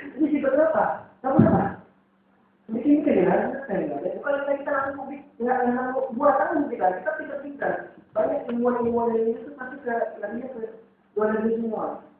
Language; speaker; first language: Indonesian; native; Indonesian